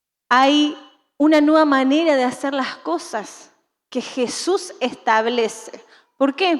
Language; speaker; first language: Spanish; native; Spanish